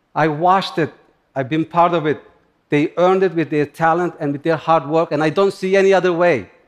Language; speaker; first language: English; non-native, fluent; Turkish